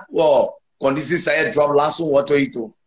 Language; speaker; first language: Indonesian; non-native, fluent; English